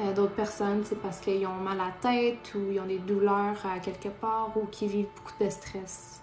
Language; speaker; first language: French; non-native, local second language; Portuguese